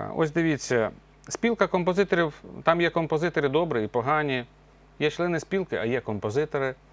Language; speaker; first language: Ukrainian; native; Ukrainian